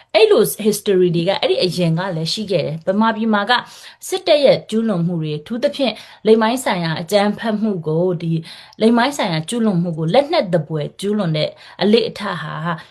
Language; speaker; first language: Burmese; non-native, local second language; Rohingya